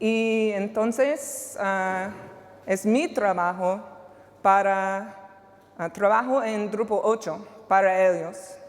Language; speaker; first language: Spanish; non-native, learner; English